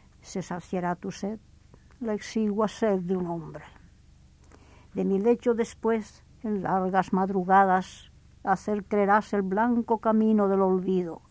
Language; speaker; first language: Spanish; native; Spanish